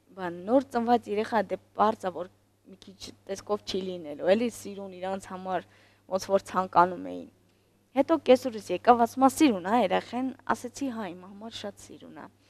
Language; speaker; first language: Armenian; native; Armenian